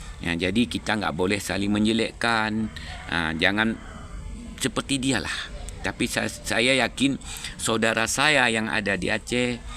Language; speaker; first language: Indonesian; non-native, local second language; Achinese